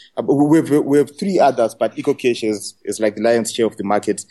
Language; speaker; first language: English; non-native, local second language; Shona